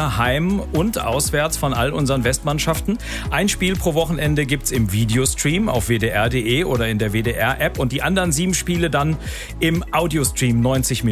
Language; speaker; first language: German; native; German